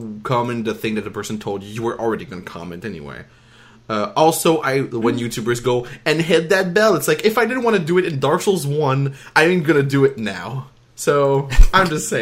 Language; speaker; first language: English; non-native, fluent; French